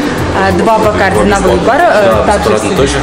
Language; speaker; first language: Russian; native; Russian